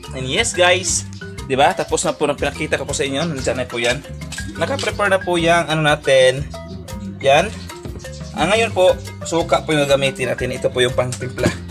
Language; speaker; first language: Filipino; non-native, local second language; Cebuano